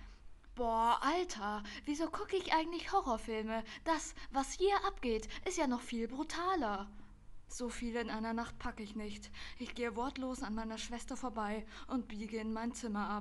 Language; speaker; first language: German; native; German